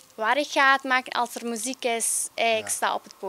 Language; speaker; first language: Dutch; early bilingual, other home language; Albanian